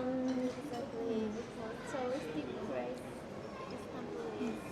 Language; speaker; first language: English; non-native, learner; Japanese